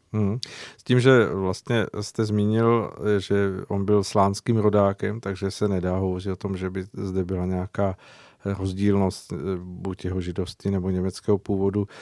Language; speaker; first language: Czech; native; Czech